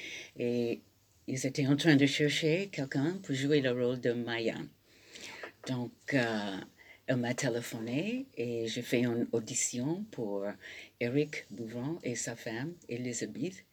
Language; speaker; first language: French; non-native, fluent; English